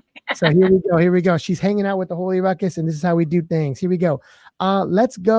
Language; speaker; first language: English; native; English